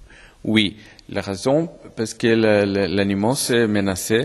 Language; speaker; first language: French; non-native, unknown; Portuguese